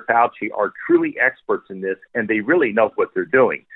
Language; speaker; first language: English; native; English